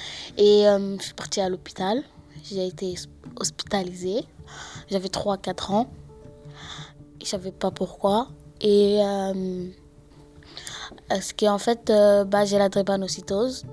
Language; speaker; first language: French; early bilingual, other home language; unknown